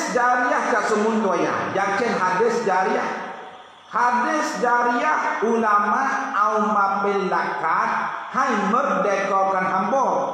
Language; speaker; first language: Thai; non-native, local second language; Pattani Malay